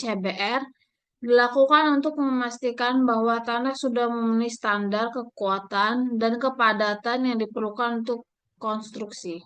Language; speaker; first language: Indonesian; native; Indonesian